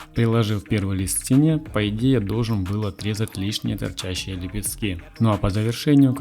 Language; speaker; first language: Russian; native; Russian